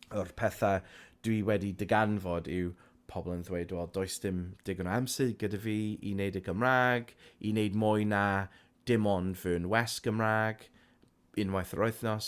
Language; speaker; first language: Welsh; non-native, local second language; English